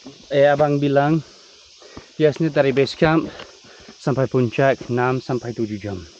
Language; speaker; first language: Indonesian; non-native, fluent; English